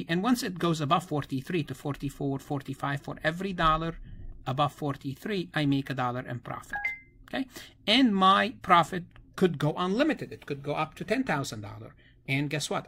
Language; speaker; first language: English; non-native, fluent; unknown